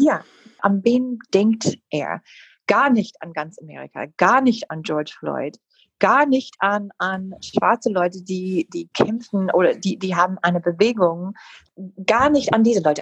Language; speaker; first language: German; non-native, fluent; English